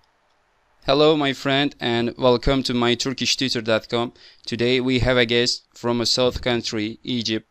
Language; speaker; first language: English; non-native, fluent; Turkish